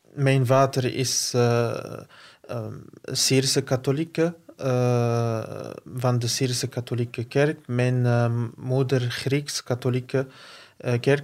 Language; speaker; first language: Dutch; non-native, fluent; Arabic